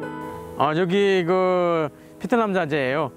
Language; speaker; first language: Korean; non-native, learner; Vietnamese